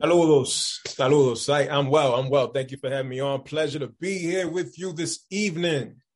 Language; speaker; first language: English; early bilingual, other home language; Spanish